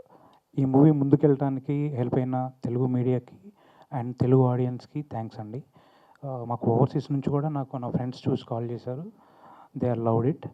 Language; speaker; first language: Telugu; native; Telugu